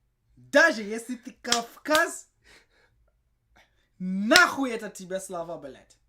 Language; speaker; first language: Russian; non-native, fluent; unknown